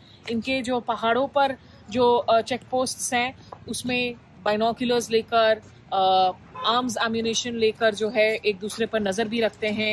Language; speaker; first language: Hindi; native; Hindi